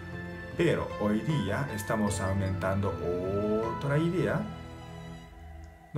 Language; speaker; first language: Spanish; non-native, fluent; Japanese